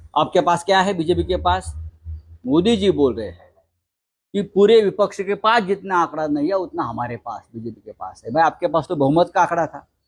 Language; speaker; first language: Hindi; non-native, local second language; Marathi